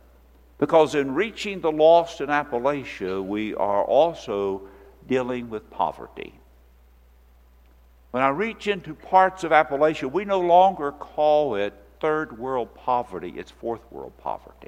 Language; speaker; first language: English; native; English